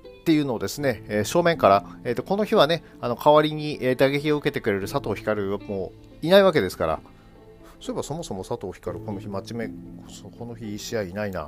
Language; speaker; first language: Japanese; native; Japanese